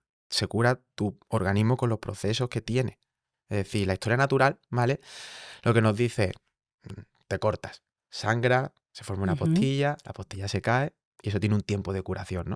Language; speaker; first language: Spanish; native; Spanish